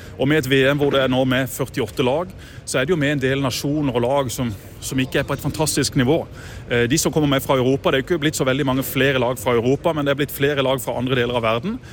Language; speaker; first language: Norwegian; native; Norwegian